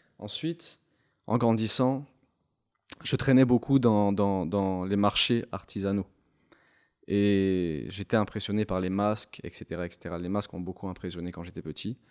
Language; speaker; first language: French; non-native, local second language; Arabic